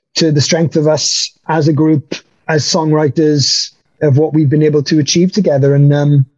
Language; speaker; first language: English; native; English